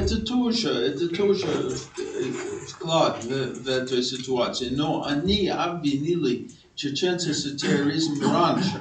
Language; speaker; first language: Russian; non-native, fluent; English